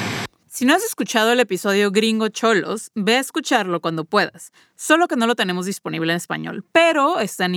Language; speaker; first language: Spanish; native; Spanish